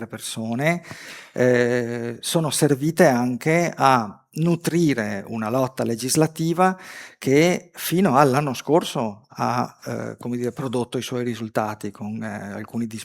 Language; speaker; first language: Italian; native; Italian